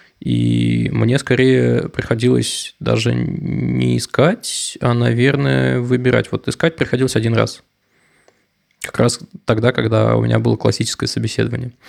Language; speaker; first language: Russian; native; Russian